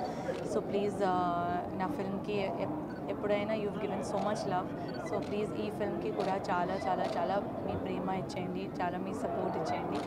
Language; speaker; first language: Telugu; non-native, learner; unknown